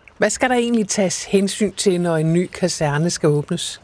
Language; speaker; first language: Danish; native; Danish